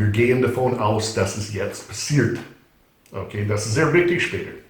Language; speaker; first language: German; non-native, fluent; English